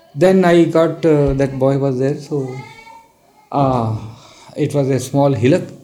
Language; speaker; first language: English; non-native, local second language; Marathi